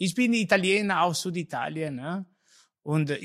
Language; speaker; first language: German; non-native, learner; Italian